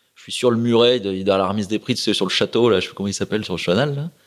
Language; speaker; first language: French; native; French